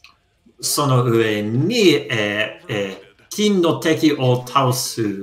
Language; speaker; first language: Japanese; non-native, learner; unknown